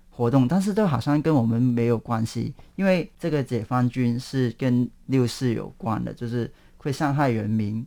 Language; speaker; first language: Chinese; non-native, local second language; Cantonese